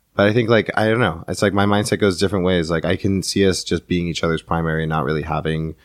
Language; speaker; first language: English; native; English